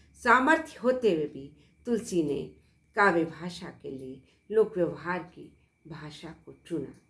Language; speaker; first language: Hindi; native; Hindi